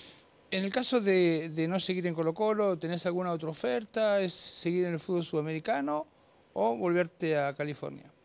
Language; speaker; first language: Spanish; native; Spanish